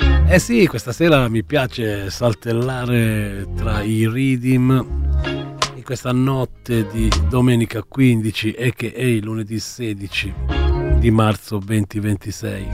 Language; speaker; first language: Italian; native; Italian